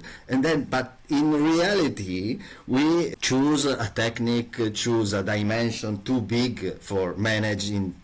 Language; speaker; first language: English; non-native, learner; Italian